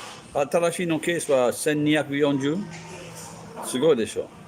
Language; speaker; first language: Japanese; non-native, learner; English